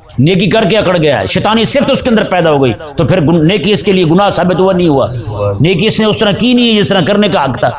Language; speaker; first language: Urdu; non-native, local second language; Punjabi